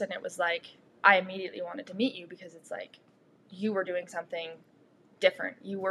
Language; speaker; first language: English; native; English